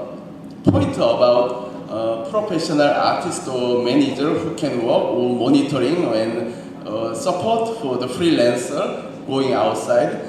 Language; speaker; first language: English; non-native, learner; Korean